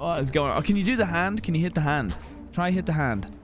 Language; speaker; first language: English; native; English